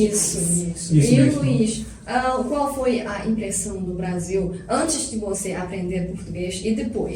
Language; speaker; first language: Portuguese; non-native, fluent; Chinese